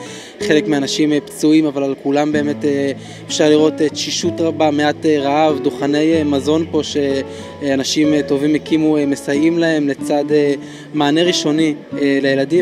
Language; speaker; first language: Hebrew; native; Hebrew